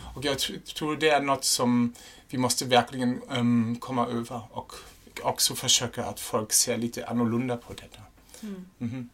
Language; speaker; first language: Swedish; non-native, fluent; German